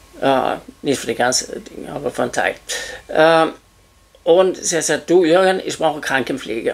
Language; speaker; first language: German; non-native, fluent; Swedish